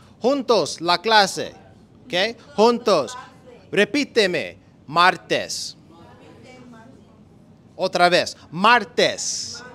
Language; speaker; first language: Spanish; non-native, learner; English